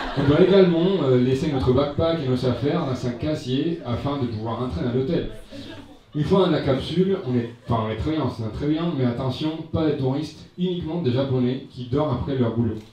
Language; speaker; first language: French; non-native, fluent; Spanish